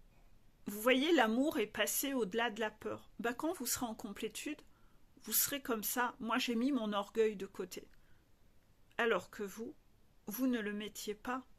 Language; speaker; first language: French; native; French